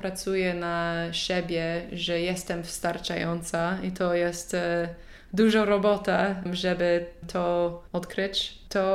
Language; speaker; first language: Polish; non-native, learner; English